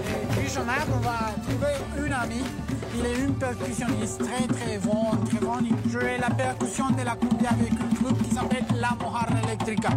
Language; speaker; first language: French; non-native, learner; Spanish